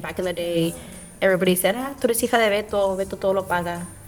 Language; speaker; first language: Spanish; early bilingual, other home language; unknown